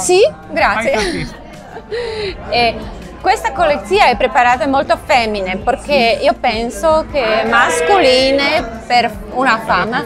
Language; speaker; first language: Italian; non-native, learner; Slovak